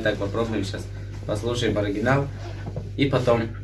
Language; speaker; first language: Russian; non-native, fluent; Tajik